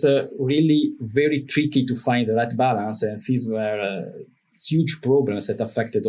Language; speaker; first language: English; non-native, fluent; Italian